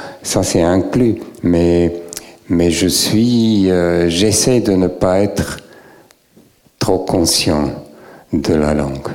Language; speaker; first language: French; native; French